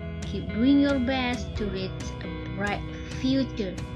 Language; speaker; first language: English; non-native, fluent; Indonesian